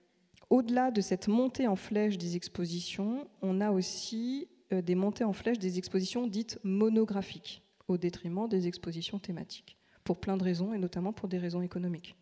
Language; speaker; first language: French; native; French